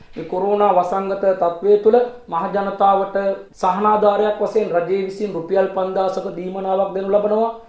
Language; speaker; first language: Sinhala; non-native, local second language; Tamil